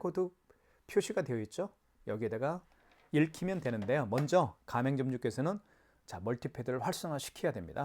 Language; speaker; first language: Korean; native; Korean